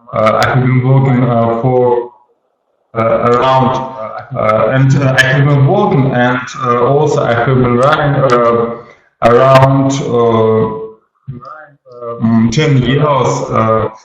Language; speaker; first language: English; non-native, learner; Russian